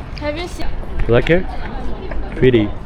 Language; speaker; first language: English; non-native, fluent; Korean